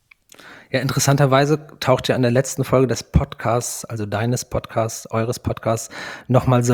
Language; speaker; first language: German; native; German